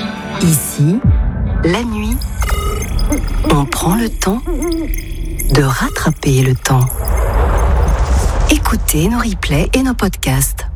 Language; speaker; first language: French; native; French